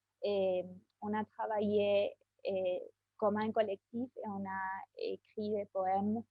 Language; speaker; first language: French; non-native, fluent; Spanish